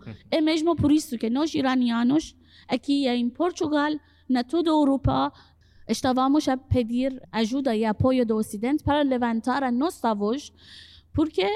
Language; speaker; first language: Portuguese; non-native, fluent; Persian